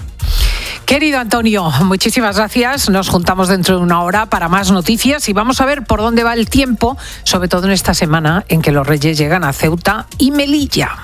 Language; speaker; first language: Spanish; native; Spanish